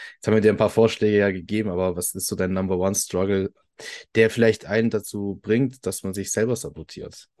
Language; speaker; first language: German; early bilingual, other home language; Italian